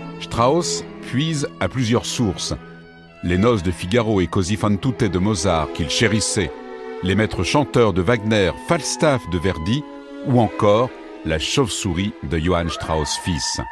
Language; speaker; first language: French; native; French